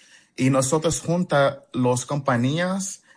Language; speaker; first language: Spanish; early bilingual, heritage; Spanish